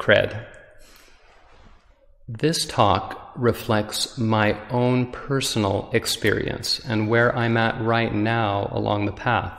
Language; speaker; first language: English; native; English